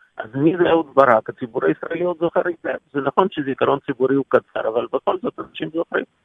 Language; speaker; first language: Hebrew; non-native, fluent; Russian